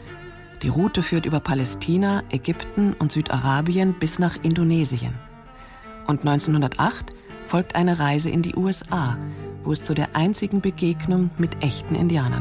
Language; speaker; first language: German; native; German